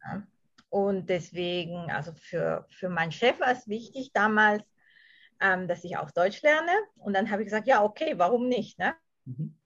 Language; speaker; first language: German; non-native, fluent; Spanish